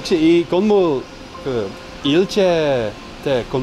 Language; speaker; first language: Korean; non-native, learner; Dutch